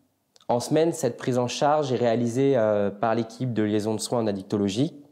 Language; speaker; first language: French; native; French